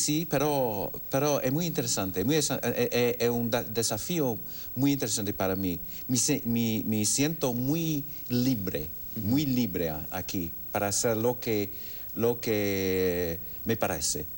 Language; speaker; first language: Spanish; non-native, fluent; English